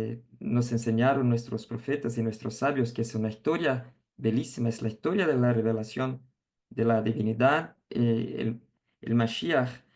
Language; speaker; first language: Spanish; non-native, fluent; Portuguese